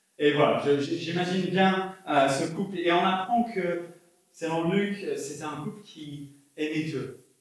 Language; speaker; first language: French; non-native, fluent; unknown